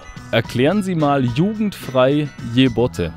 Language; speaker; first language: German; native; German